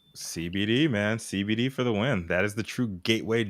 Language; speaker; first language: English; native; English